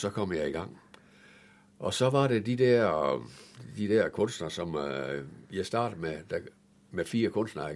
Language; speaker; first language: Danish; native; Danish